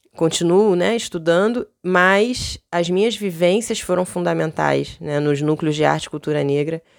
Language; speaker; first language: Portuguese; native; Portuguese